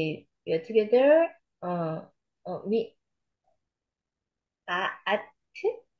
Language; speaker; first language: English; non-native, learner; Korean